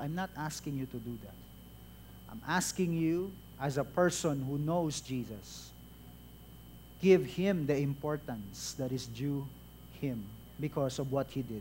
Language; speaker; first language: English; non-native, local second language; Filipino